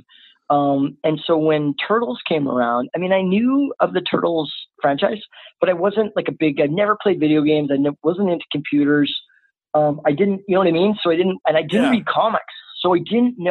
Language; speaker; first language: English; native; English